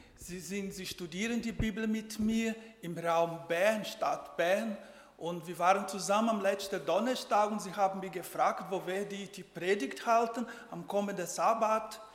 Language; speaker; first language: German; non-native, fluent; Portuguese